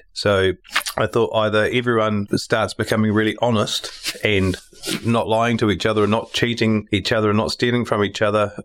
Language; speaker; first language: English; native; English